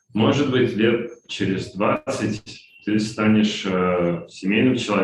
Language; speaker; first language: Russian; native; Russian